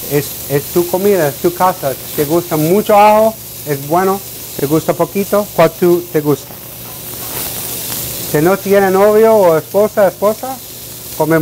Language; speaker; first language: Spanish; non-native, learner; English